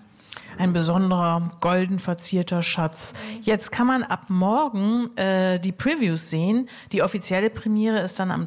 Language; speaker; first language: German; native; German